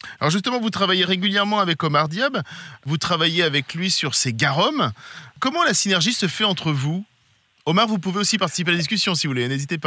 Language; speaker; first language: French; native; French